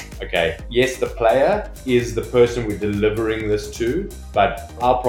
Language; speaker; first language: English; native; English